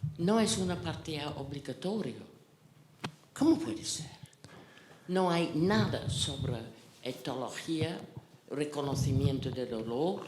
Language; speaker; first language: Spanish; non-native, fluent; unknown